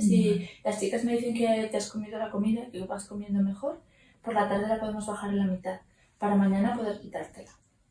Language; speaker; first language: Spanish; native; Spanish